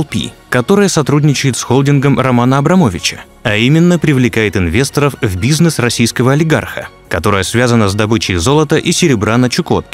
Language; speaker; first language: Russian; native; Russian